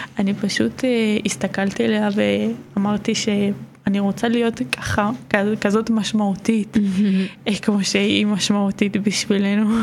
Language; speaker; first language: Hebrew; non-native, fluent; Georgian